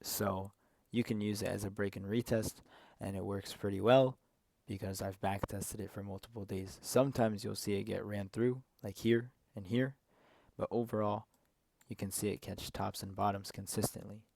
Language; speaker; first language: English; native; English